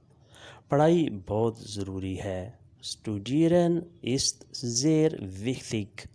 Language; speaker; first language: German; non-native, fluent; Urdu